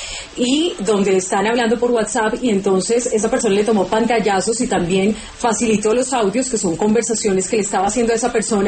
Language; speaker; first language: Spanish; native; Spanish